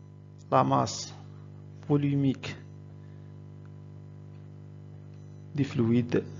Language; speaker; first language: French; non-native, local second language; Arabic